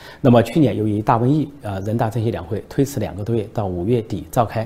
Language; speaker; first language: Chinese; native; Chinese